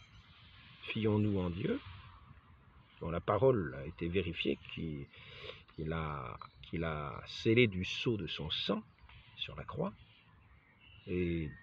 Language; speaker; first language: French; native; French